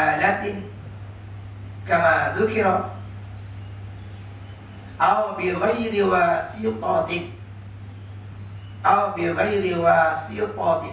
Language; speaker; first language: Arabic; non-native, fluent; Malay